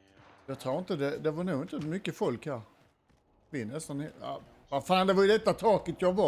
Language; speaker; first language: Swedish; native; Swedish